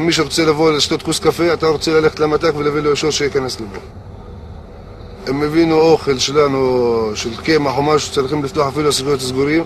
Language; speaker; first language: Hebrew; non-native, local second language; Arabic